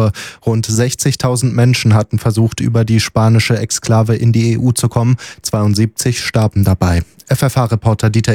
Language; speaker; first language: German; native; German